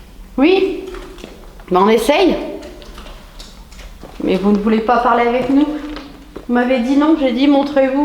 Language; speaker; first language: French; native; French